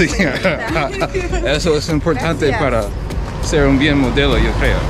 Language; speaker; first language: Spanish; non-native, learner; English